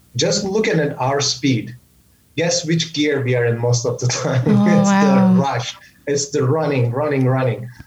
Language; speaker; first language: English; non-native, fluent; Turkish